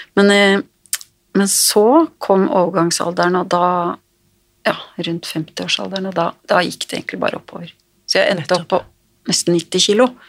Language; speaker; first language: Norwegian; native; Norwegian